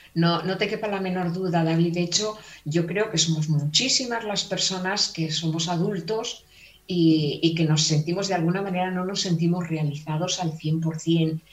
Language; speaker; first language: Spanish; native; Spanish